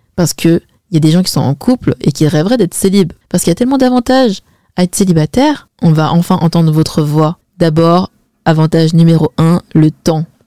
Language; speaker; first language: French; early bilingual, other home language; Chinese